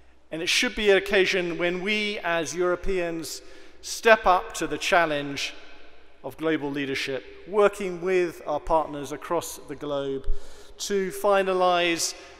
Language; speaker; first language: English; native; English